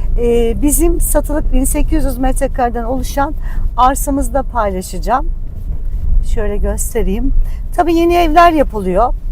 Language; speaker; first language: Turkish; native; Turkish